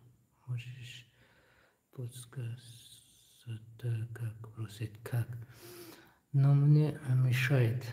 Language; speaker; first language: Russian; non-native, learner; Tajik